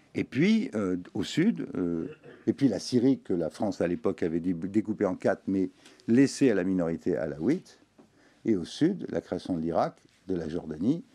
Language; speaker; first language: French; native; French